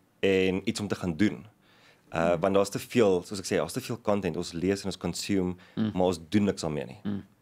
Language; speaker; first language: Afrikaans; native; Afrikaans